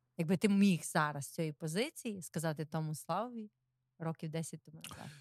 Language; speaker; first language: Ukrainian; native; Ukrainian